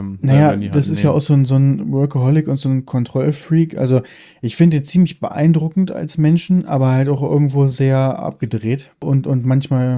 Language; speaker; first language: German; native; German